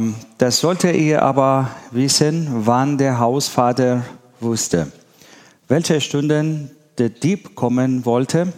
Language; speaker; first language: German; non-native, learner; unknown